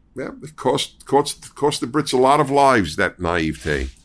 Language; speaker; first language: English; native; English